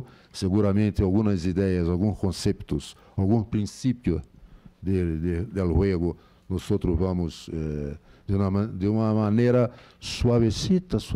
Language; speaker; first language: Spanish; non-native, fluent; Portuguese